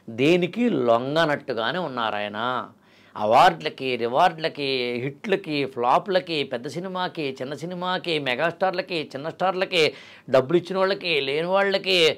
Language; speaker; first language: Telugu; native; Telugu